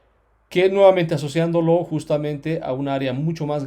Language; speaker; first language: Spanish; native; Spanish